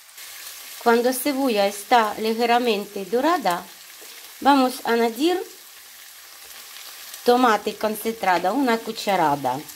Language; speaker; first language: Spanish; non-native, learner; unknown